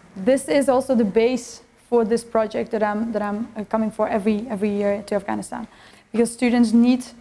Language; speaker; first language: English; non-native, fluent; Persian